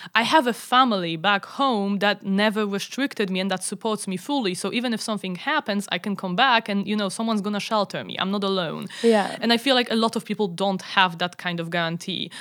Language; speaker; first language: English; non-native, fluent; Polish